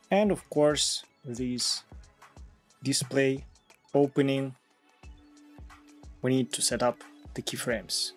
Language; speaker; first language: English; non-native, fluent; Russian